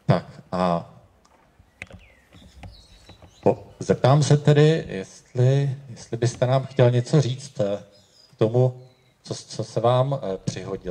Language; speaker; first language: Czech; native; Czech